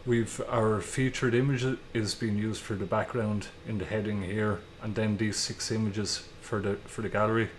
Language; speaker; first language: English; native; English